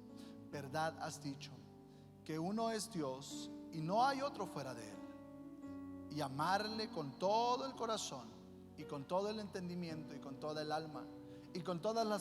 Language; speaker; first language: Spanish; native; Spanish